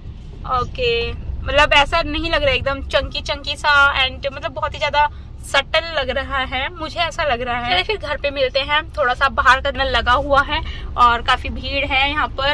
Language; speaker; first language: Hindi; native; Hindi